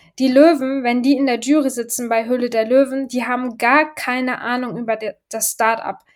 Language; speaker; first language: German; early bilingual, other home language; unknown